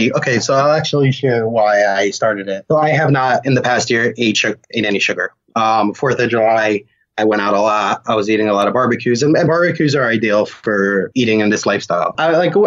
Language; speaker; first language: English; native; English